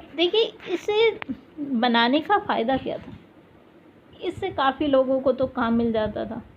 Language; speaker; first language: Hindi; native; Hindi